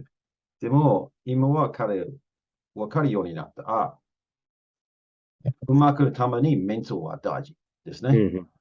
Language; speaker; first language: Japanese; non-native, fluent; English